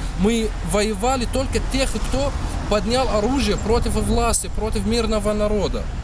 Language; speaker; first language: Russian; non-native, fluent; Arabic